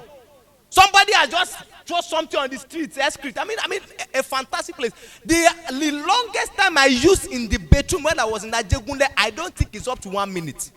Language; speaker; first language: English; non-native, local second language; Yoruba